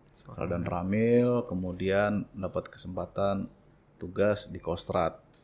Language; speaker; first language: Indonesian; native; Indonesian